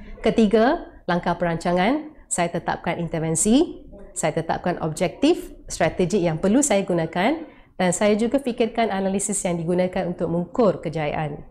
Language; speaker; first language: Malay; non-native, local second language; Tamil